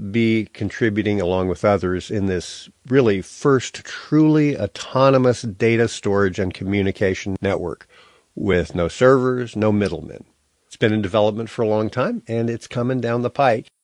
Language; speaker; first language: English; native; English